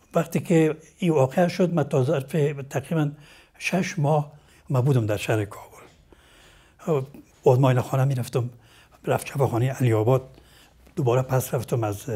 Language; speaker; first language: Persian; native; Persian